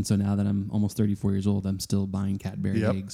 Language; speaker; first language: English; native; English